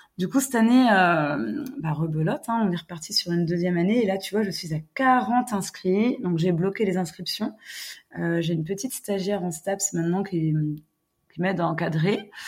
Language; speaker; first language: French; non-native, fluent; English